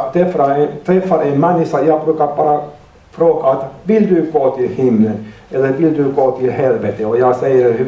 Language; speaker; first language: Swedish; non-native, learner; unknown